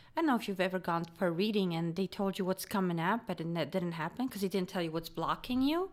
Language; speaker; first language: English; non-native, fluent; Polish